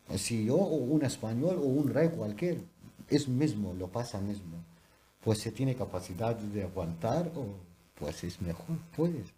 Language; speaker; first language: Spanish; non-native, learner; Urdu